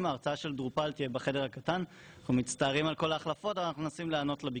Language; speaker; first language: Hebrew; native; Hebrew